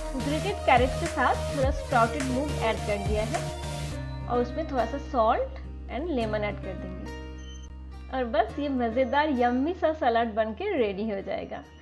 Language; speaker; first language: Hindi; non-native, local second language; Bangla